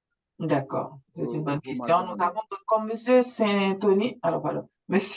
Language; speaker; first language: French; native; French